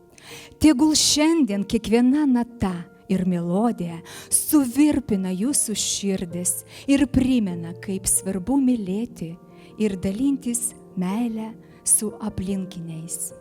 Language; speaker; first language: Lithuanian; native; Lithuanian